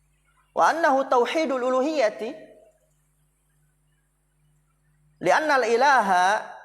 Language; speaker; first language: Arabic; non-native, fluent; Indonesian